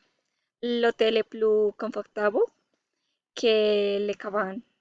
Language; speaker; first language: French; non-native, learner; Spanish